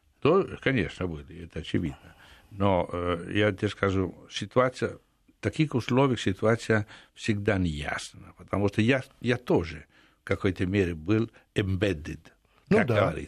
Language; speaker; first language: Russian; non-native, fluent; Italian